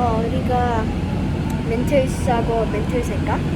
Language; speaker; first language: Korean; early bilingual, heritage; English